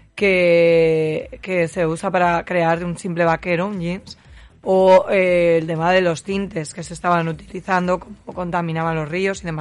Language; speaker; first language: Spanish; native; Spanish